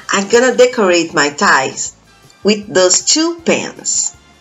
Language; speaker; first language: English; non-native, fluent; Portuguese